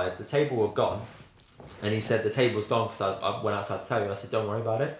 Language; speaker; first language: English; native; English